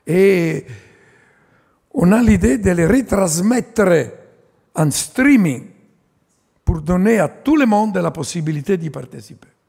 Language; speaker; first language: French; non-native, fluent; Italian